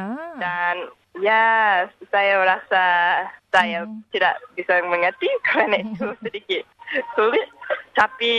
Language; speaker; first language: Indonesian; non-native, learner; English